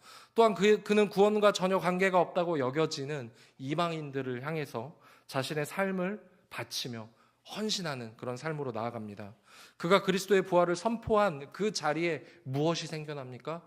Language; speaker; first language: Korean; native; Korean